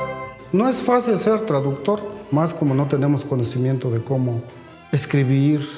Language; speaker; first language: Spanish; non-native, local second language; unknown